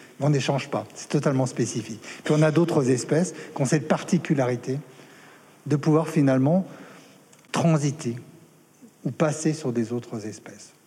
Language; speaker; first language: French; native; French